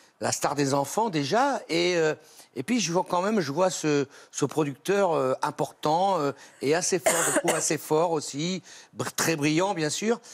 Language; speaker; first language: French; native; French